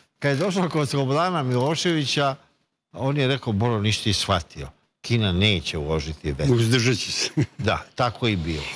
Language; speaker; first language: Bosnian; native; Bosnian